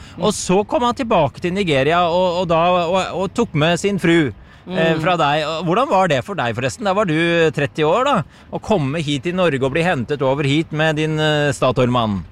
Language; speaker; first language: Norwegian; native; Norwegian